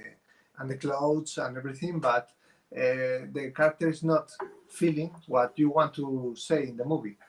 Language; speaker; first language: English; non-native, fluent; Spanish